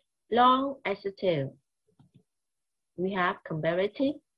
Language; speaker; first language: English; non-native, fluent; Vietnamese